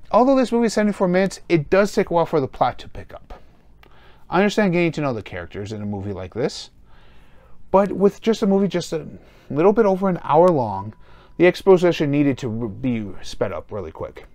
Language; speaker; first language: English; native; English